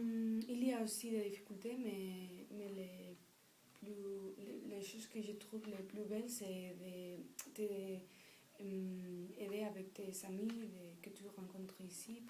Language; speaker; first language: French; non-native, fluent; Spanish